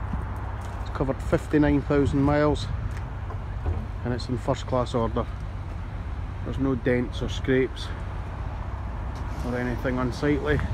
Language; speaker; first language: English; native; English